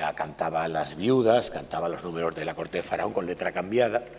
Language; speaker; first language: Spanish; native; Spanish